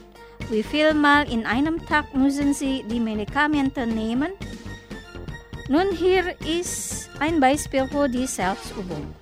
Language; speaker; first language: German; non-native, fluent; Indonesian